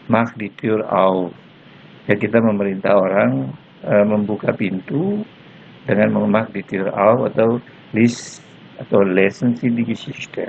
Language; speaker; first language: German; non-native, fluent; Indonesian